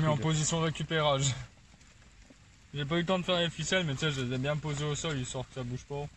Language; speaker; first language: French; native; French